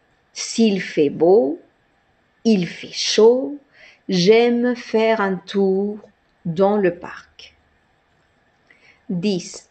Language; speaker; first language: French; non-native, fluent; Spanish